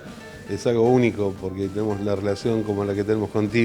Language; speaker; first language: Spanish; native; Spanish